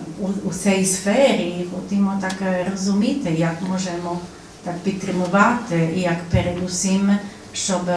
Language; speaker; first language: Ukrainian; non-native, learner; Polish